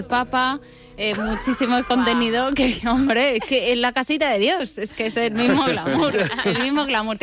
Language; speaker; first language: Spanish; native; Spanish